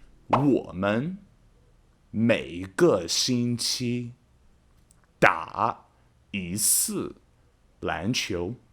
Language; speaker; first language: Chinese; non-native, fluent; English